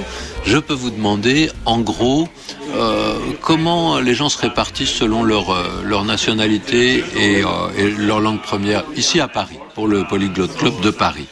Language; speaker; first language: French; native; French